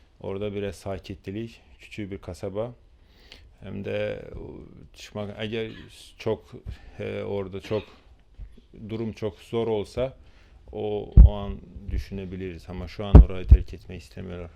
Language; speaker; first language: Turkish; non-native, fluent; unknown